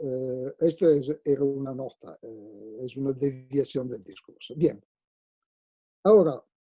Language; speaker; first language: Spanish; non-native, fluent; Italian